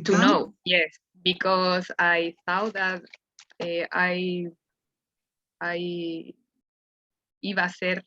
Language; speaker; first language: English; non-native, learner; Spanish